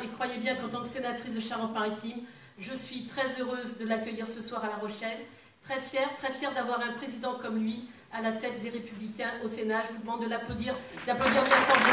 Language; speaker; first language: French; native; French